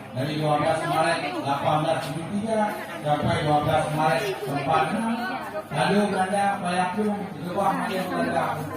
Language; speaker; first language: Malay; non-native, local second language; Achinese